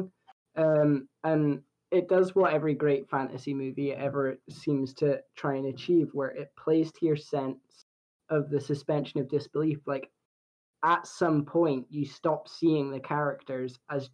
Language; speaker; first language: English; native; English